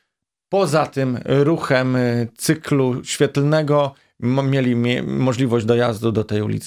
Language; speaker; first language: Polish; native; Polish